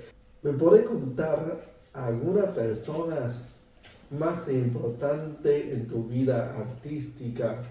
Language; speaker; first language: Spanish; non-native, fluent; Chinese